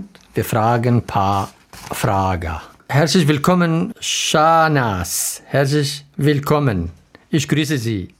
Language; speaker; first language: German; non-native, learner; Arabic